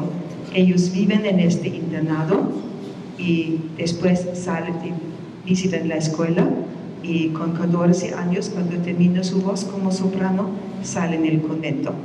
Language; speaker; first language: Spanish; non-native, fluent; German